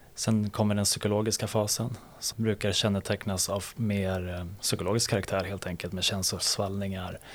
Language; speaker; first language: Swedish; native; Swedish